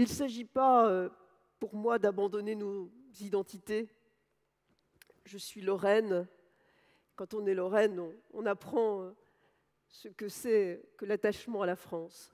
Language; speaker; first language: French; native; French